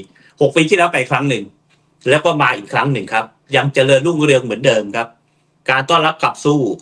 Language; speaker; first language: Thai; native; Thai